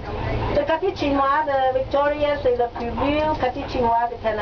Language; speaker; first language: French; non-native, learner; Cantonese